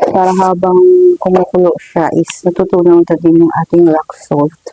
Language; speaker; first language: Filipino; non-native, local second language; Hiligaynon